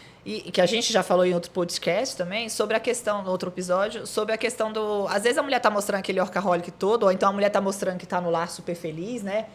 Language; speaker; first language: Portuguese; native; Portuguese